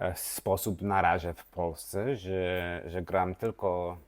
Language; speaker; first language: Polish; non-native, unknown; English